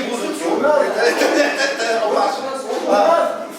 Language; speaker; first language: Russian; non-native, learner; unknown